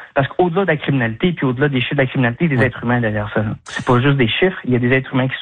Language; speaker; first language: French; native; French